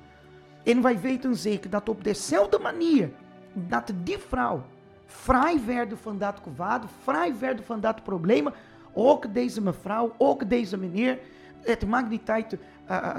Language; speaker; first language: Dutch; non-native, fluent; Portuguese